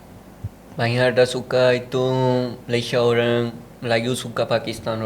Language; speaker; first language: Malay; non-native, learner; Punjabi